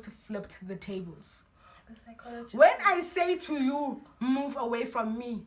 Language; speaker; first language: English; non-native, local second language; Xhosa